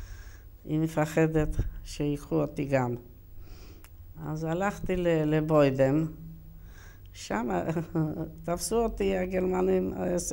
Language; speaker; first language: Hebrew; non-native, learner; Yiddish